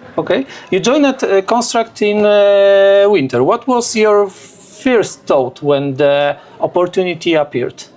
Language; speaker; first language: English; non-native, learner; Polish